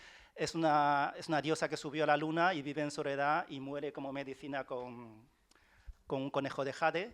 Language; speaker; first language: Spanish; early bilingual, other home language; Chinese